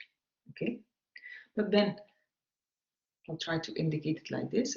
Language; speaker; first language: English; non-native, fluent; Dutch